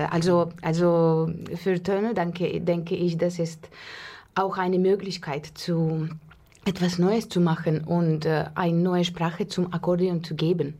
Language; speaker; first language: German; non-native, fluent; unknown